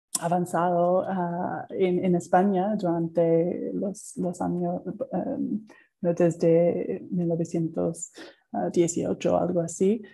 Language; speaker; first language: Spanish; non-native, fluent; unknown